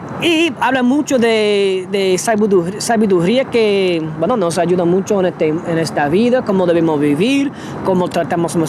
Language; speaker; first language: Spanish; non-native, fluent; English